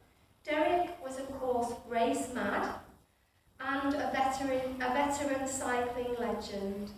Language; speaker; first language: English; native; English